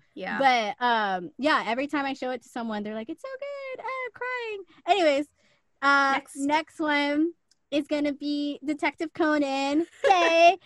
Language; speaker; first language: English; native; English